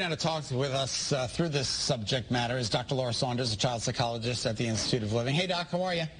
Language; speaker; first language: English; native; English